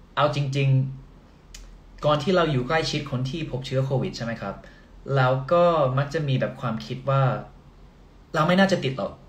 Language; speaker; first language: Thai; early bilingual, heritage; Thai